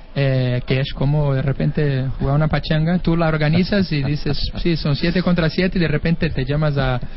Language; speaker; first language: Spanish; non-native, fluent; Portuguese